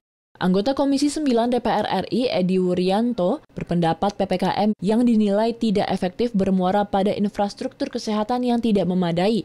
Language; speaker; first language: Indonesian; native; Indonesian